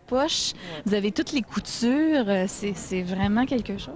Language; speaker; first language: French; native; French